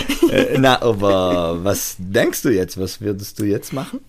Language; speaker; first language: German; non-native, local second language; Italian